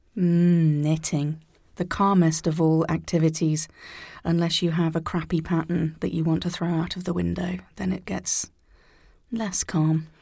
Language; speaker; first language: English; native; English